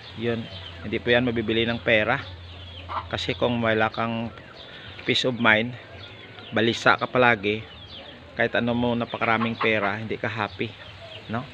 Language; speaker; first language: Filipino; non-native, local second language; Hiligaynon